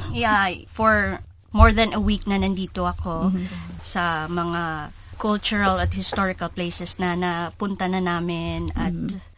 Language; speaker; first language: Filipino; non-native, local second language; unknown